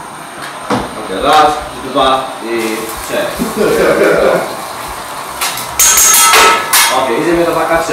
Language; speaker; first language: Polish; non-native, learner; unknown